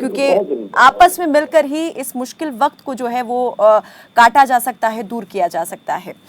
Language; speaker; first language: Hindi; native; Hindi